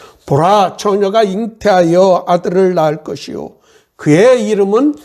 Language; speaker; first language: Korean; native; Korean